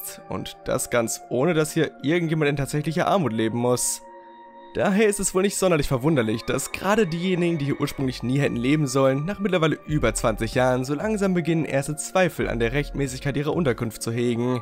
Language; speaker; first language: German; native; German